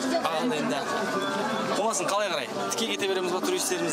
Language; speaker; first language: Kazakh; native; Kazakh